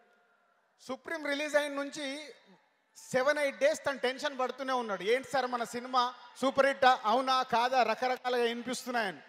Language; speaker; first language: Telugu; native; Telugu